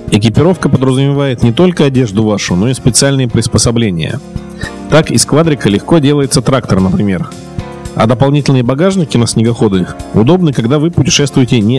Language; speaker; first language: Russian; native; Russian